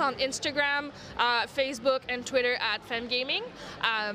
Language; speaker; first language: English; non-native, fluent; French